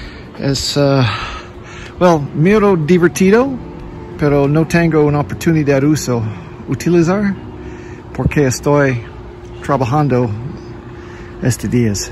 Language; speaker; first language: Spanish; non-native, learner; English